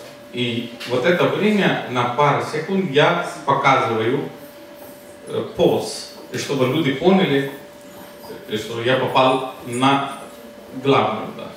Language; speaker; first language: Russian; non-native, fluent; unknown